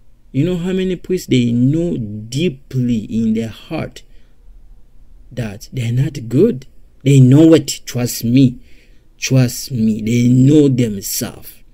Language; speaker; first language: English; non-native, fluent; Lingala